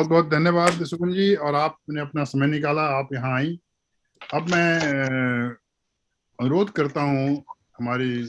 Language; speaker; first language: Hindi; native; Hindi